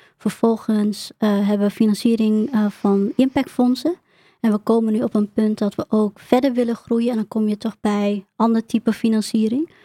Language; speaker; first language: Dutch; early bilingual, other home language; Vietnamese